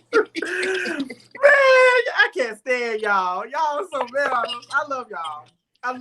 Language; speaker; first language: English; native; English